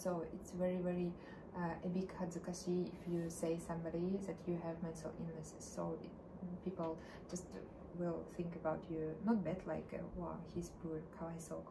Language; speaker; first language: English; non-native, learner; Russian